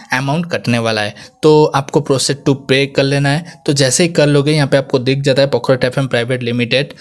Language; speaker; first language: Hindi; native; Hindi